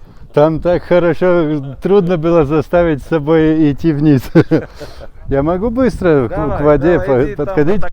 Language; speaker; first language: Russian; non-native, fluent; Latvian